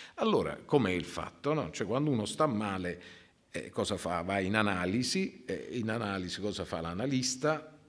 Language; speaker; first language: Italian; native; Italian